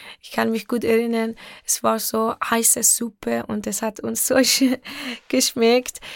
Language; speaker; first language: German; non-native, fluent; Persian